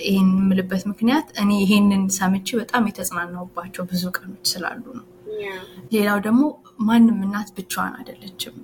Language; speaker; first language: Amharic; native; Amharic